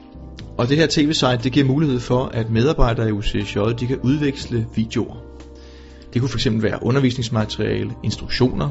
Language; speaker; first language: Danish; native; Danish